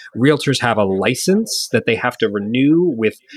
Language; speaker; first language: English; native; English